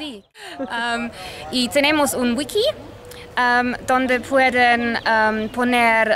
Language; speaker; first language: Spanish; non-native, fluent; English